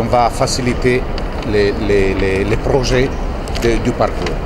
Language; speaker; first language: French; non-native, fluent; Italian